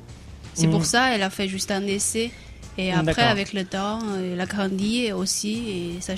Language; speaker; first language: French; non-native, learner; Chinese